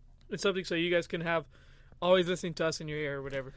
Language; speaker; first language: English; native; English